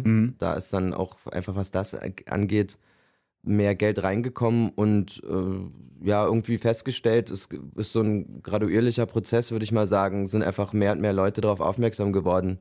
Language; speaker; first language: German; native; German